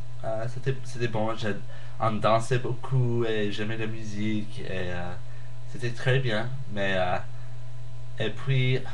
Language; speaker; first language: French; non-native, learner; English